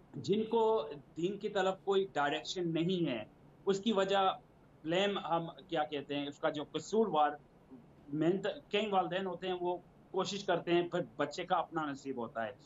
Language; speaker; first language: Urdu; early bilingual, heritage; Urdu